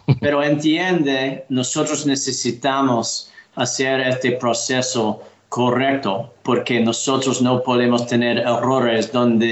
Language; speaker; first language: Spanish; non-native, learner; English